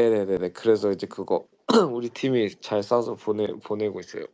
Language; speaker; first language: Korean; early bilingual, heritage; Korean